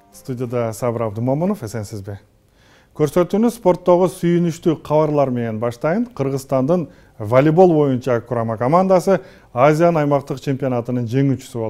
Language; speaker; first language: Kyrgyz; native; Kyrgyz